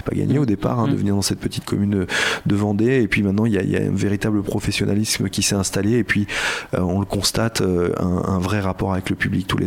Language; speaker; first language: French; native; French